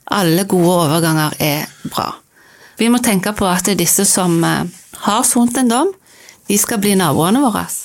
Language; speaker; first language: Norwegian; native; Norwegian